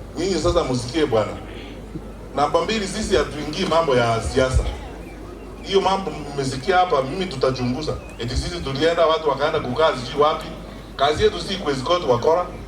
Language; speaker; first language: Swahili; non-native, local second language; Gusii